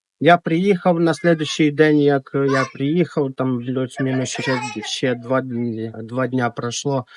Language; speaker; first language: Ukrainian; native; Ukrainian